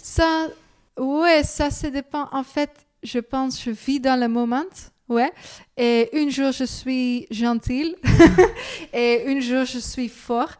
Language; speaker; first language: French; non-native, learner; Dutch